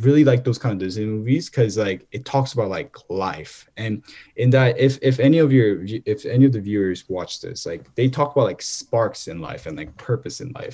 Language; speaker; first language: English; non-native, fluent; Korean